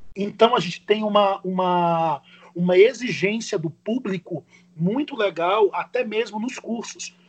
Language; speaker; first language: Portuguese; native; Portuguese